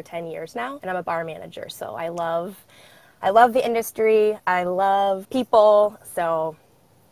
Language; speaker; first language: English; native; English